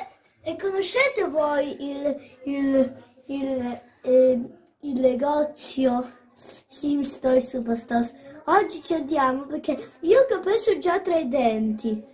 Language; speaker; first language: Italian; early bilingual, other home language; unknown